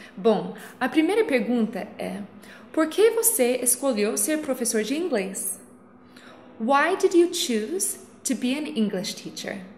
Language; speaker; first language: Portuguese; non-native, fluent; English